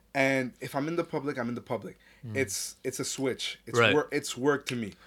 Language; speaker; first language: English; native; English